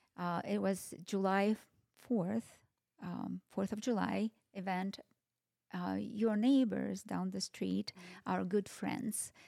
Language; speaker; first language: English; non-native, fluent; Russian